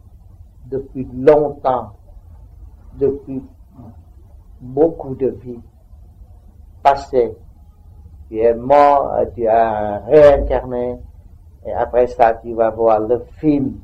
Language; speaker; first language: French; non-native, learner; Vietnamese